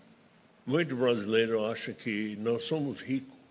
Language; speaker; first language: Portuguese; non-native, fluent; English